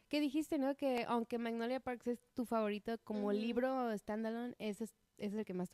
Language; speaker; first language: Spanish; native; Spanish